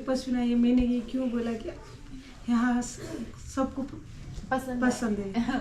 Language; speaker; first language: Hindi; non-native, learner; Nepali